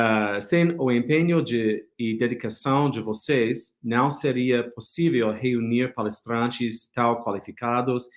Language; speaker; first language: Portuguese; non-native, fluent; English